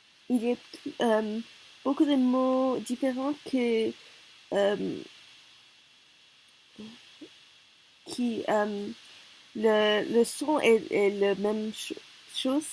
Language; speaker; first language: French; non-native, learner; Korean